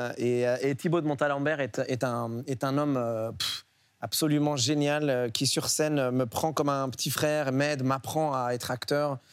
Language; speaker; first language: French; early bilingual, other home language; Arabic